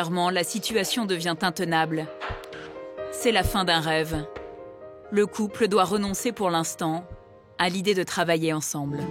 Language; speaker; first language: French; native; French